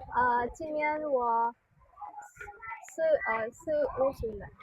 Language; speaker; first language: Chinese; non-native, learner; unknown